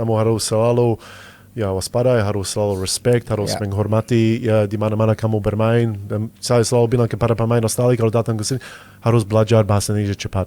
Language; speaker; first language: Indonesian; non-native, fluent; English